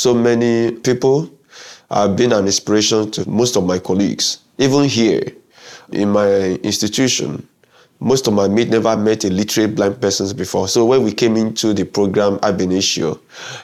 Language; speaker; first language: English; non-native, local second language; Yoruba